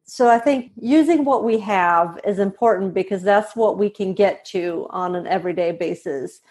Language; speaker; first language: English; non-native, fluent; Swedish